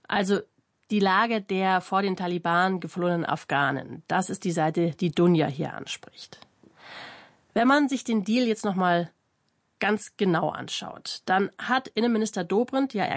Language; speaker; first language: German; native; German